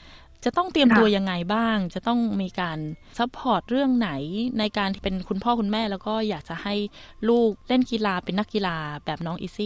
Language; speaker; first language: Thai; native; Thai